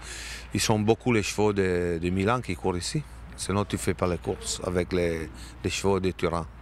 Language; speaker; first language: French; non-native, learner; Italian